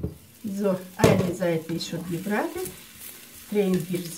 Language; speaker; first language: German; non-native, fluent; Russian